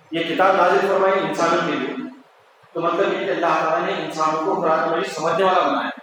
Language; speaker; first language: Urdu; native; Urdu